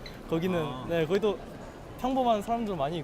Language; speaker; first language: Korean; early bilingual, heritage; Korean